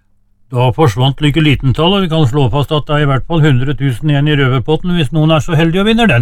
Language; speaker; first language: Norwegian; native; Norwegian